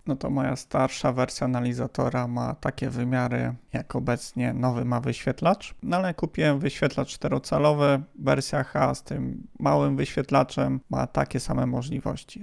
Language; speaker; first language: Polish; native; Polish